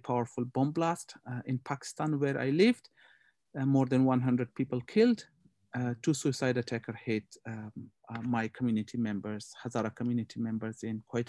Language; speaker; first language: English; non-native, local second language; Hazaragi